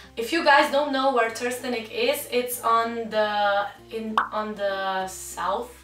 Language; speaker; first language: English; non-native, fluent; Slovenian